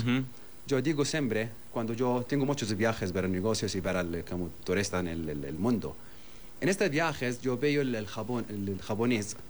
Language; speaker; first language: Spanish; non-native, learner; Arabic